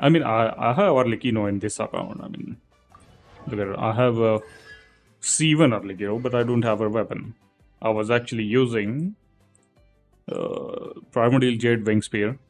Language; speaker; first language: English; non-native, local second language; Hindi